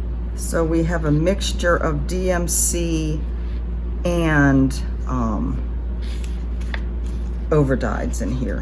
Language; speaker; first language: English; native; English